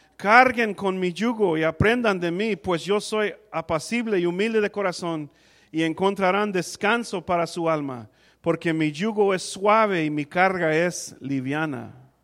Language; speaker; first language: Spanish; non-native, fluent; English